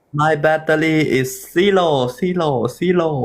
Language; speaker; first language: English; non-native, learner; Thai